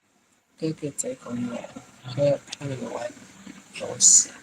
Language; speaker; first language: Chinese; non-native, learner; Indonesian